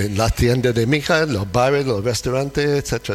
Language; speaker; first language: Spanish; non-native, fluent; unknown